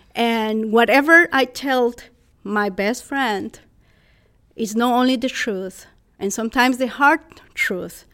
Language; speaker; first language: English; non-native, fluent; Spanish